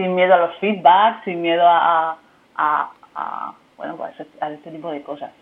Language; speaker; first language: Spanish; native; Spanish